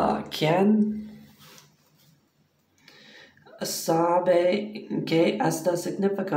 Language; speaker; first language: Spanish; non-native, learner; English